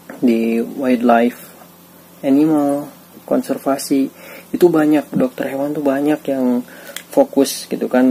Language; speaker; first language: Indonesian; native; Indonesian